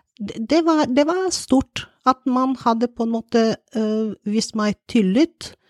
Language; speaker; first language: Norwegian; non-native, fluent; Bulgarian